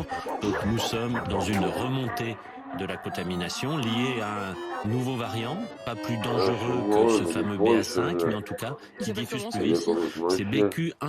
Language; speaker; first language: French; native; French